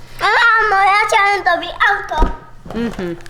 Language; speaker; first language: Polish; early bilingual, heritage; Polish